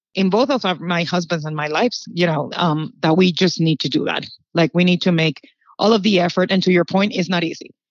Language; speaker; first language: English; early bilingual, other home language; Spanish